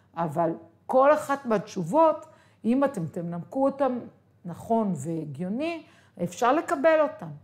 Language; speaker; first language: Hebrew; native; Hebrew